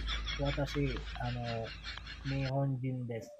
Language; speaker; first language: Japanese; non-native, learner; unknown